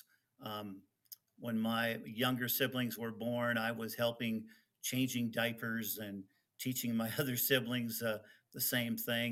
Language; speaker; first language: English; early bilingual, other home language; Dutch